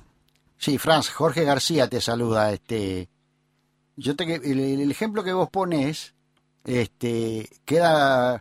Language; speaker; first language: Spanish; native; Spanish